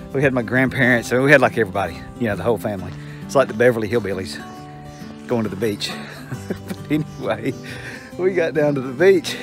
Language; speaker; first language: English; native; English